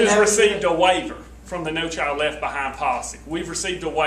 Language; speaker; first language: English; native; English